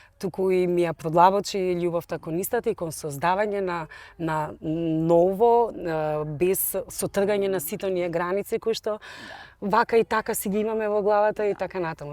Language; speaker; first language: Macedonian; native; Macedonian